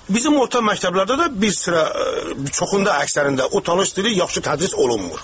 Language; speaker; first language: Azerbaijani; non-native, local second language; Talysh